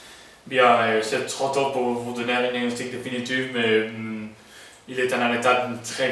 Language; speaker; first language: French; non-native, learner; Spanish